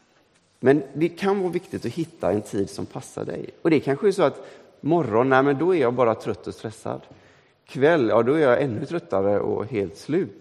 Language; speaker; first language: Swedish; native; Swedish